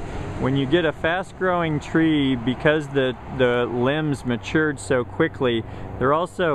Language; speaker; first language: English; native; English